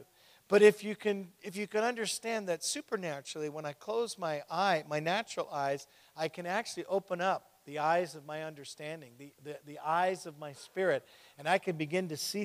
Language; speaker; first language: English; native; English